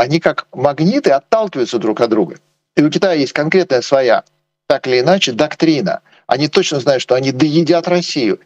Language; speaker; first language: Russian; native; Russian